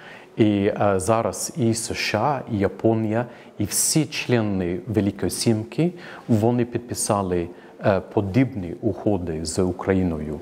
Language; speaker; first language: Ukrainian; non-native, fluent; English